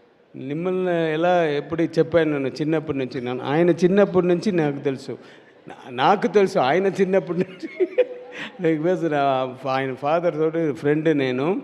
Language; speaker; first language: Telugu; non-native, learner; Tamil